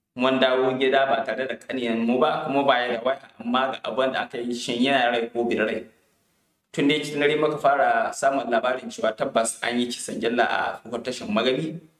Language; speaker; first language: Hausa; non-native, local second language; Fula